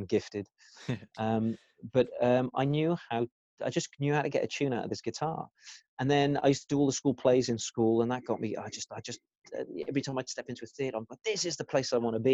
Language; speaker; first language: English; native; English